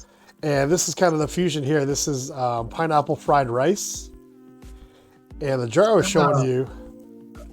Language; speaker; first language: English; native; English